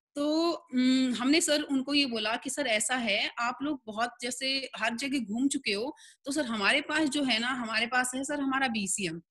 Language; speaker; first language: Hindi; native; Hindi